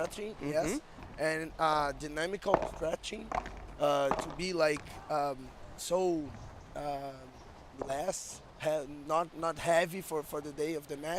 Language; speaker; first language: English; non-native, fluent; Portuguese